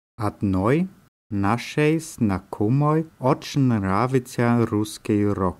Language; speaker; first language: Russian; non-native, learner; German